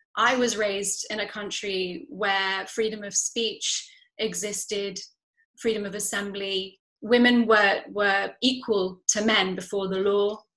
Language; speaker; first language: English; native; English